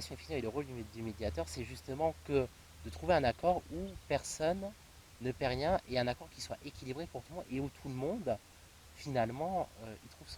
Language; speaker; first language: French; native; French